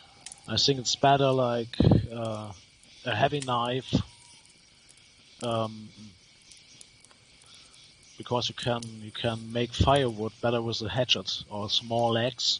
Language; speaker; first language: English; non-native, learner; German